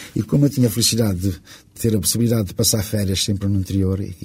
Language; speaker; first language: Portuguese; non-native, local second language; Kabuverdianu